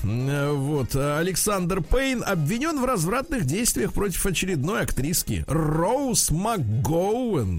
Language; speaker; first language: Russian; native; Russian